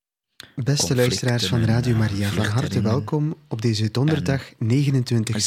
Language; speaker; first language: Dutch; native; Dutch